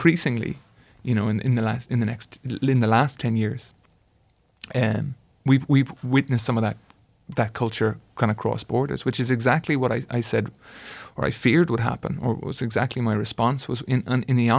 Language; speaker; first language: English; native; English